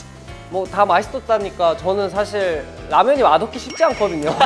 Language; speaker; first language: Korean; native; Korean